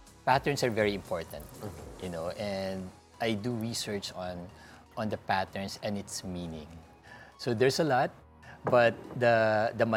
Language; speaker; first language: English; non-native, local second language; Filipino